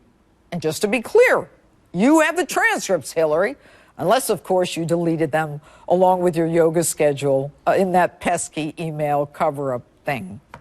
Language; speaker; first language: English; native; English